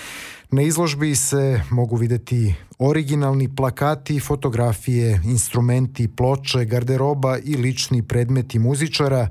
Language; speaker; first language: Serbian; native; Serbian